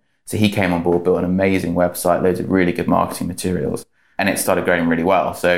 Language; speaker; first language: English; native; English